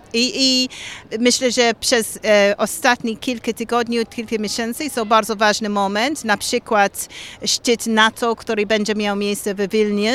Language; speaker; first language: Polish; non-native, learner; English